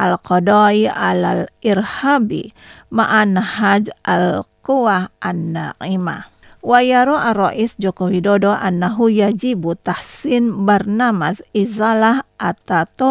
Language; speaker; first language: Arabic; non-native, fluent; Indonesian